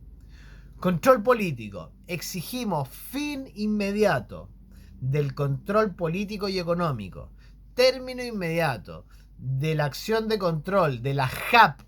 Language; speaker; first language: Spanish; native; Spanish